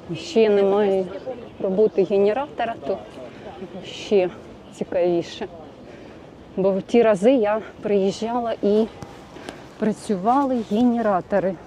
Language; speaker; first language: Ukrainian; non-native, local second language; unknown